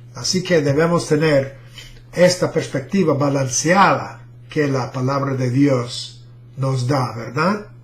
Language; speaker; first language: Spanish; non-native, fluent; English